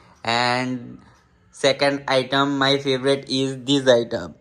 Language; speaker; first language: English; non-native, learner; Gujarati